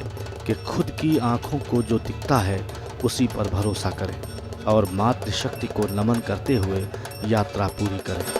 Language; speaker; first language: Hindi; native; Hindi